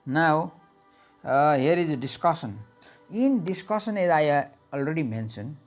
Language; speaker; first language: English; non-native, local second language; Nepali